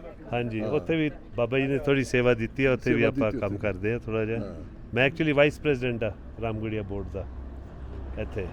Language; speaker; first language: Punjabi; early bilingual, heritage; Punjabi